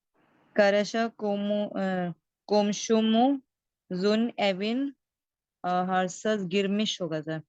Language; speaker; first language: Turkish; non-native, learner; Urdu